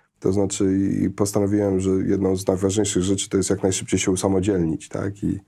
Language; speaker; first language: Polish; early bilingual, heritage; Polish